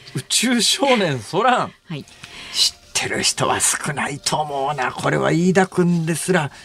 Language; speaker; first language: Japanese; early bilingual, other home language; Chinese